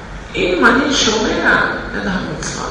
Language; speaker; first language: Hebrew; non-native, fluent; Russian